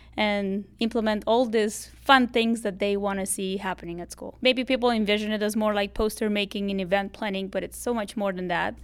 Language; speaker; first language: English; non-native, fluent; Romanian